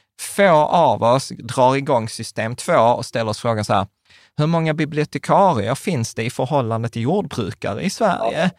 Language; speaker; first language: Swedish; early bilingual, other home language; Czech